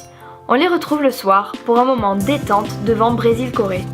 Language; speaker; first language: French; native; French